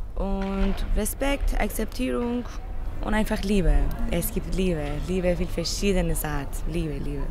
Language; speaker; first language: German; non-native, fluent; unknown